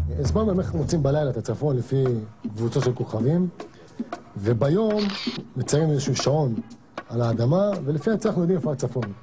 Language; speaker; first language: Hebrew; native; Hebrew